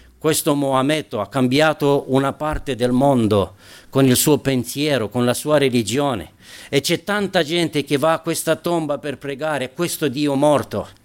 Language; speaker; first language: Italian; non-native, fluent; Romanian